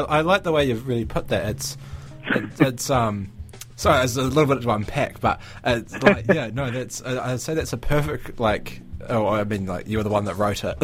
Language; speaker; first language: English; native; English